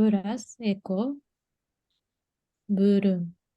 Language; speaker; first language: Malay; non-native, learner; Japanese